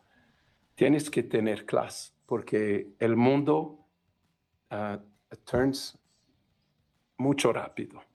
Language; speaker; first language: Spanish; non-native, fluent; Portuguese